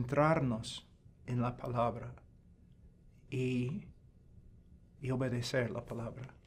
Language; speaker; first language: Spanish; non-native, fluent; English